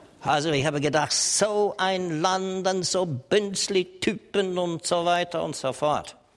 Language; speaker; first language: German; non-native, fluent; English